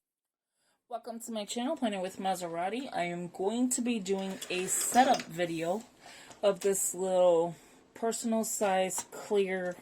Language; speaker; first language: English; native; English